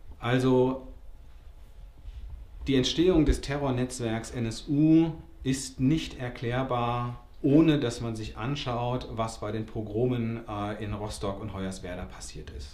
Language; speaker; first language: German; native; German